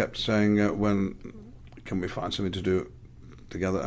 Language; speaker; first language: English; native; English